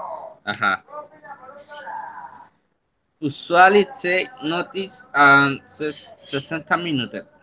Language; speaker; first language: English; non-native, learner; Spanish